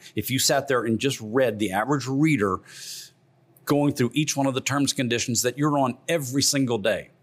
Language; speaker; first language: English; native; English